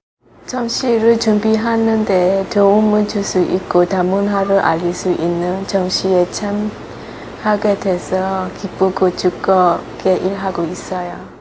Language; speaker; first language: Korean; non-native, learner; Burmese